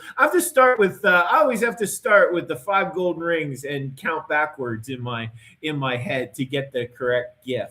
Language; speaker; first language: English; native; English